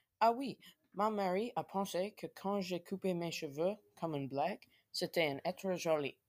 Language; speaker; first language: French; non-native, learner; English